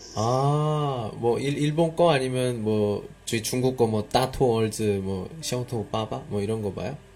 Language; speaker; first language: Korean; native; Korean